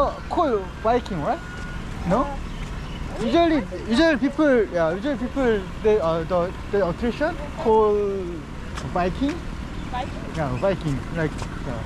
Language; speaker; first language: English; non-native, learner; Korean